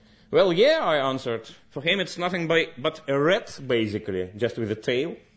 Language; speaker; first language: English; non-native, fluent; Russian